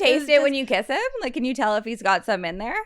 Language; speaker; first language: English; native; English